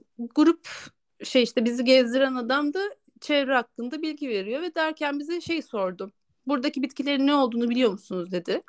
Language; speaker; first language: Turkish; native; Turkish